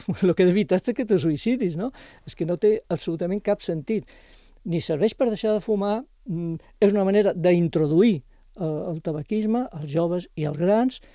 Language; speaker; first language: Catalan; native; Catalan